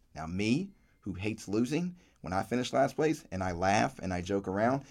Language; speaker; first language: English; native; English